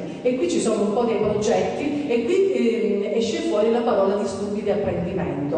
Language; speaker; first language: Italian; native; Italian